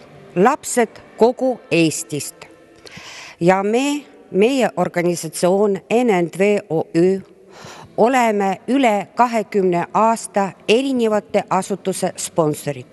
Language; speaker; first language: Estonian; non-native, local second language; Russian